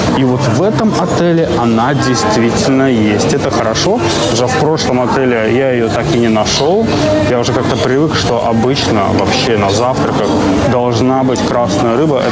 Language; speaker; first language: Russian; native; Russian